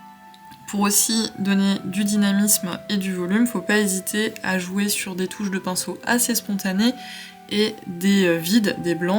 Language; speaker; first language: French; native; French